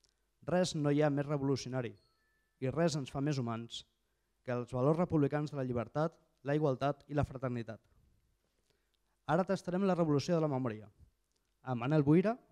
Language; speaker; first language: Catalan; native; Catalan